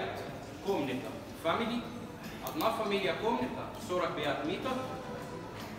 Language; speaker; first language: Russian; non-native, learner; Arabic